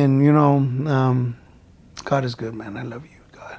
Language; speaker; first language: English; early bilingual, other home language; Spanish